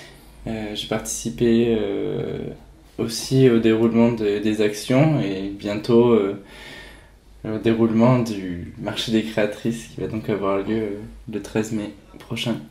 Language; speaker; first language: French; native; French